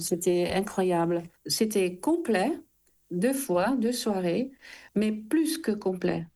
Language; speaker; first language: French; non-native, fluent; Dutch